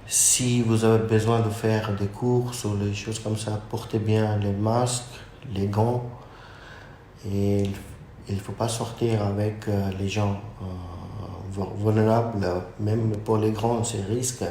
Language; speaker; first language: French; non-native, fluent; Urdu